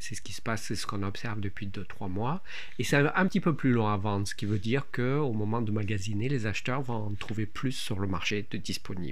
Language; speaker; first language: French; native; French